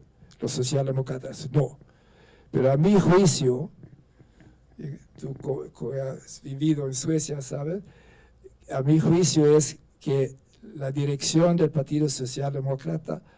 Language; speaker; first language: Spanish; non-native, fluent; Swedish